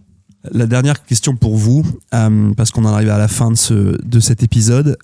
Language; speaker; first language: French; native; French